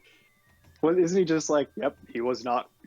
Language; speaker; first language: English; native; English